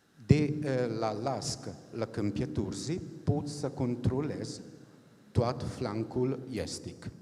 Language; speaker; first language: Romanian; non-native, fluent; Italian